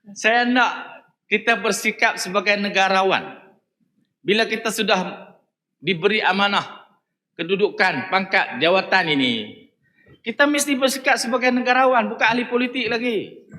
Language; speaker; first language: Malay; native; Malay